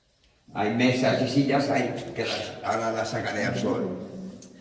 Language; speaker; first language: Spanish; native; Spanish